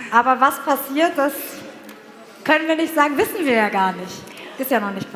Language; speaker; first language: German; native; German